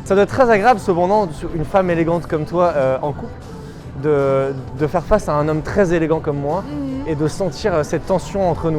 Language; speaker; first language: French; native; French